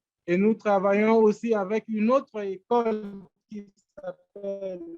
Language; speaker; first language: French; non-native, local second language; Rundi